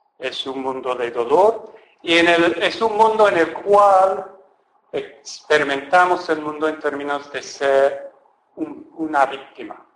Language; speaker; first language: Spanish; non-native, fluent; English